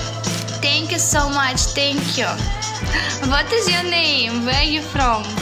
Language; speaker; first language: English; non-native, learner; Russian